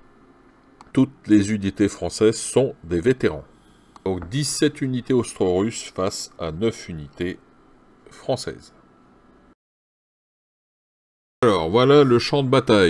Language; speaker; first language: French; native; French